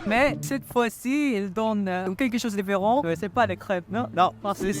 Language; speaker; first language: French; non-native, learner; Filipino